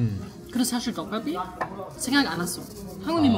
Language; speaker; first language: Korean; non-native, learner; German